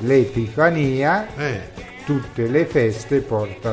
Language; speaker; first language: Italian; native; Italian